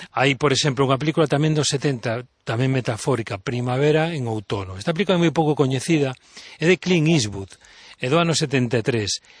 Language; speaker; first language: Galician; non-native, local second language; Spanish